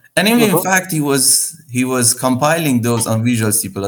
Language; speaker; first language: English; non-native, fluent; Persian